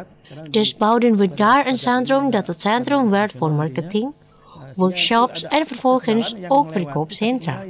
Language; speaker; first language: Dutch; non-native, fluent; Indonesian